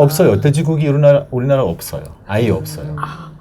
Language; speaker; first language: Korean; non-native, learner; Persian